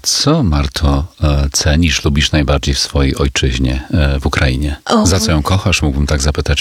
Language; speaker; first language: Polish; native; Polish